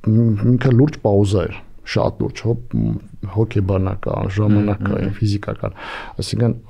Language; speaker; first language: Armenian; native; Armenian